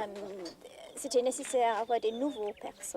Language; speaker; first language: French; non-native, fluent; English